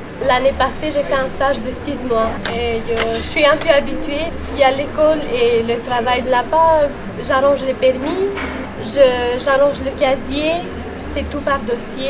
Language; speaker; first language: French; early bilingual, other home language; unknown